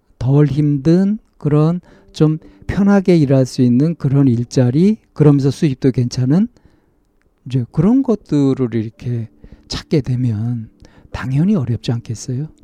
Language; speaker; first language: Korean; native; Korean